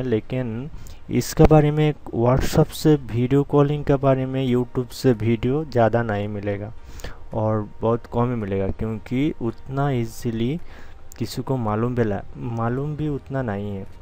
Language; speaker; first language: Hindi; non-native, local second language; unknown